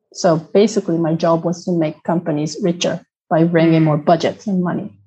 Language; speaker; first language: English; non-native, fluent; Japanese